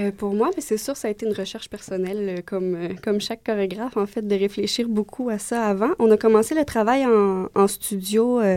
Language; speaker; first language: French; native; French